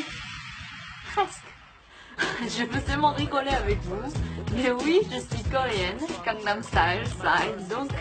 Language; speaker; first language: French; non-native, fluent; Korean